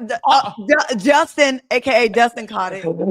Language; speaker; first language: English; native; English